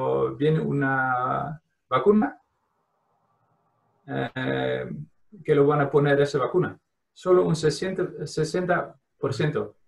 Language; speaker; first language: Spanish; non-native, fluent; Dutch